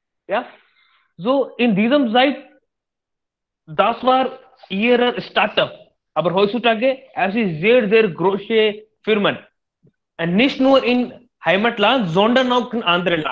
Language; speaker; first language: German; non-native, learner; Hindi